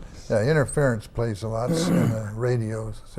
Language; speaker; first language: English; native; English